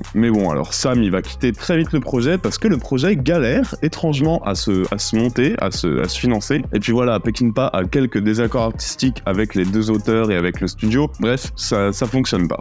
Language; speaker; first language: French; native; French